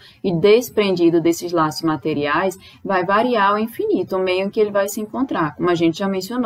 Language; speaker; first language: Portuguese; native; Portuguese